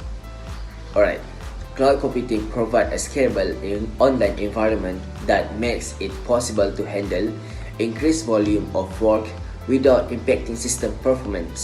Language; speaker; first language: English; non-native, local second language; Malay